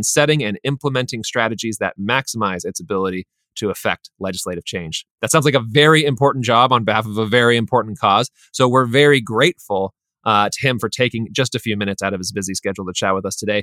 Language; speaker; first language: English; native; English